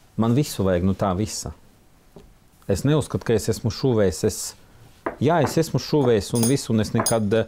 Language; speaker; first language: Latvian; early bilingual, other home language; Ukrainian